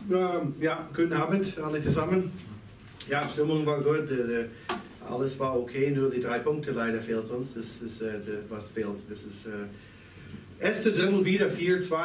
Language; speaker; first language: German; non-native, fluent; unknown